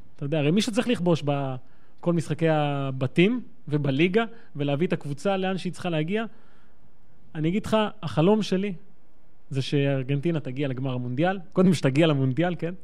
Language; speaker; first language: Hebrew; native; Hebrew